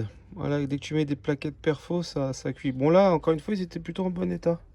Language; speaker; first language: French; native; French